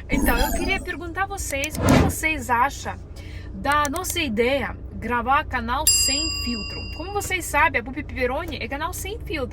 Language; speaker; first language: Portuguese; non-native, learner; Russian